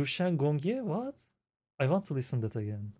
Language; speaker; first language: English; non-native, fluent; Turkish